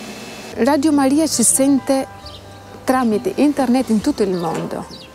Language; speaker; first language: Italian; non-native, fluent; Albanian